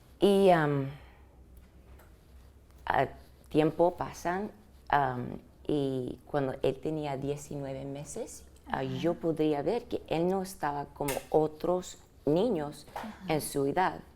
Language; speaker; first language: Spanish; early bilingual, heritage; English